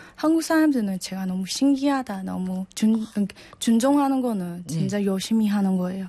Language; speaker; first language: Korean; non-native, learner; Burmese